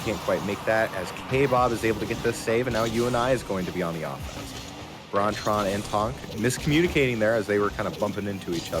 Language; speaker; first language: English; native; English